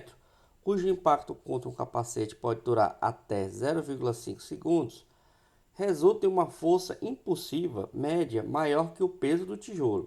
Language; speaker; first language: Portuguese; native; Portuguese